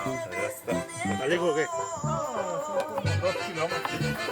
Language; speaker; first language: Spanish; native; Spanish